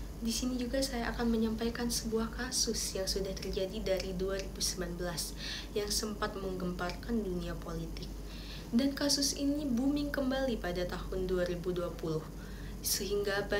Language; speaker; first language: Indonesian; native; Indonesian